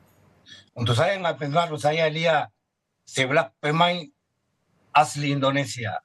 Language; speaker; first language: Indonesian; non-native, fluent; Spanish